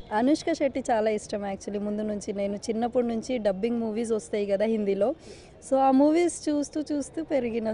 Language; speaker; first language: Telugu; non-native, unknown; Bangla